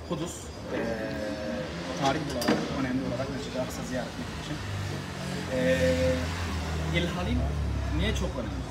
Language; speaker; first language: Turkish; non-native, learner; Arabic